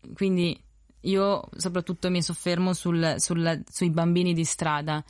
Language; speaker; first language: Italian; early bilingual, other home language; Spanish